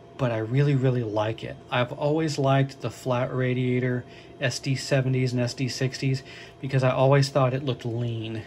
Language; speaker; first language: English; native; English